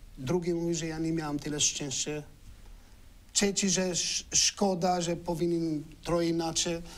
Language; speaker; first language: Polish; non-native, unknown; Albanian